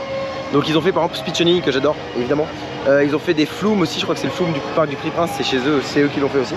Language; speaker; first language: French; native; French